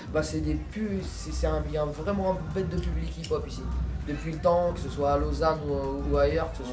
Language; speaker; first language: French; native; French